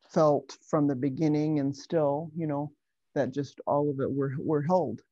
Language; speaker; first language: English; native; English